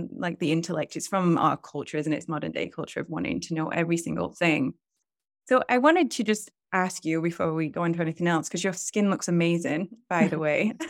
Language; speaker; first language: English; native; English